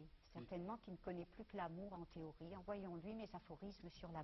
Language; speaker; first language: French; native; French